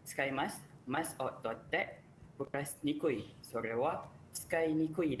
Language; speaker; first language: Japanese; non-native, learner; Malay